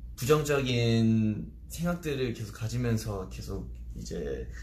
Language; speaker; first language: Korean; early bilingual, heritage; Korean